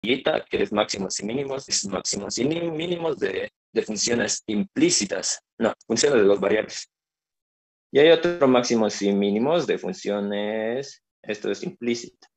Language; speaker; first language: Spanish; native; Spanish